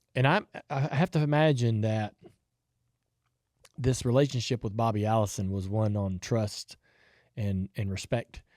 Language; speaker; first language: English; native; English